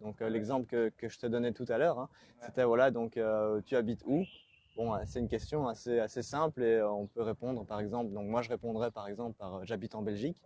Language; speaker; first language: French; native; French